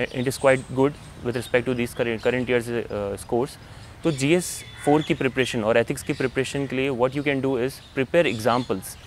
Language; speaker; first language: Hindi; native; Hindi